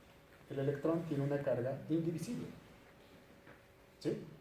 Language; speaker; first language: Spanish; native; Spanish